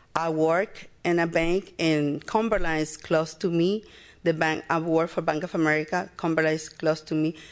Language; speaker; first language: English; non-native, learner; Spanish